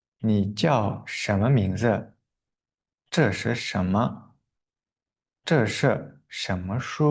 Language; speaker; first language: Chinese; non-native, fluent; Uzbek